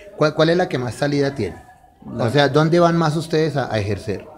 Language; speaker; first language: Spanish; native; Spanish